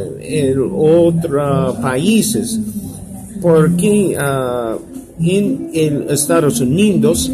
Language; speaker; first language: Spanish; non-native, learner; English